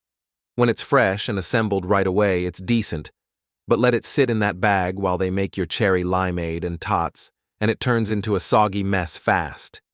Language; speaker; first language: English; native; English